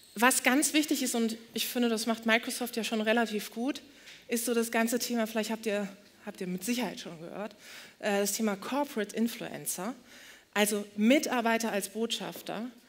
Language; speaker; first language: German; early bilingual, other home language; Turkish